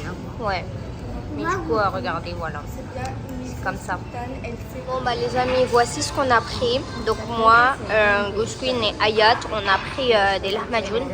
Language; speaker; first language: French; native; French